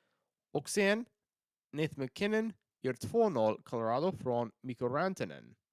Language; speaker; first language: Swedish; non-native, learner; English